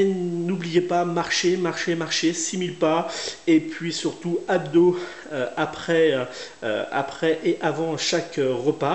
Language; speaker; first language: French; native; French